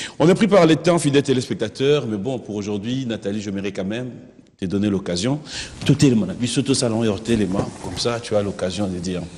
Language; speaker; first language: French; non-native, local second language; Lingala